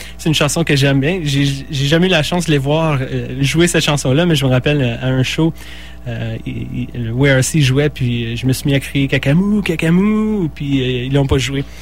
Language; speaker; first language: French; native; French